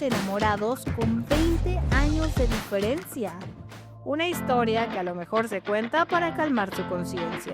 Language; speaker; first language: Spanish; native; Spanish